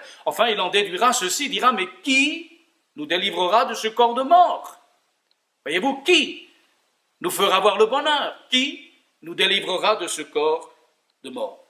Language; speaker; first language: French; native; French